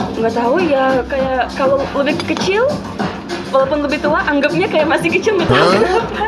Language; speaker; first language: Indonesian; early bilingual, heritage; Russian